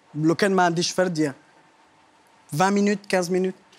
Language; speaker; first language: Arabic; non-native, fluent; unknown